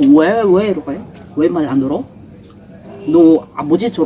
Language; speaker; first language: Korean; non-native, learner; Cebuano